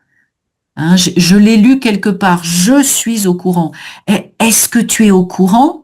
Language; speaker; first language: French; native; French